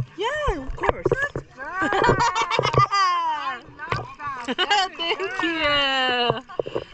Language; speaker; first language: English; non-native, learner; Korean